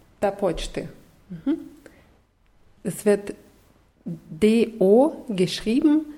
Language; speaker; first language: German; non-native, fluent; Russian